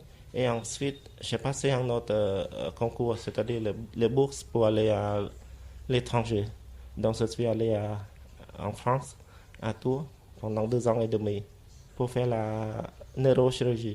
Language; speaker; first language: French; non-native, fluent; Khmer